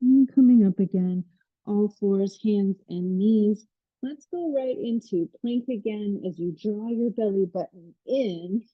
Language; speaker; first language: English; native; English